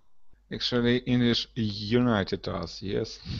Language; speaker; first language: English; non-native, learner; Russian